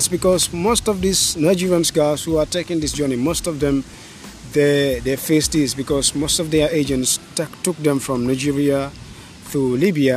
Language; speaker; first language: English; non-native, local second language; Wolof